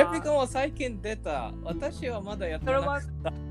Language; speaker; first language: Japanese; non-native, learner; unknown